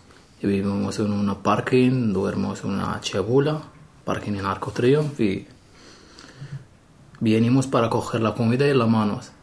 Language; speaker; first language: Spanish; non-native, learner; Arabic